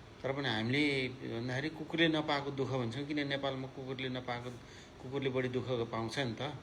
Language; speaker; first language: Nepali; native; Nepali